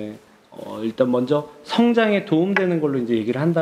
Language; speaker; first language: Korean; native; Korean